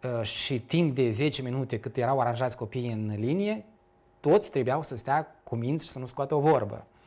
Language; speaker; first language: Romanian; native; Romanian